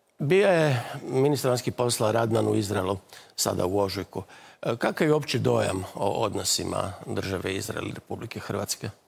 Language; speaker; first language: Croatian; native; Croatian